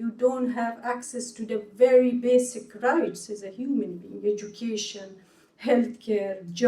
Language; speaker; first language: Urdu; non-native, fluent; Persian